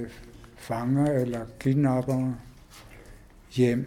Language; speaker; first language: Danish; non-native, fluent; Hebrew